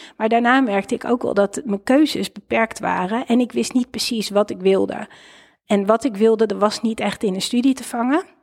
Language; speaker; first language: Dutch; native; Dutch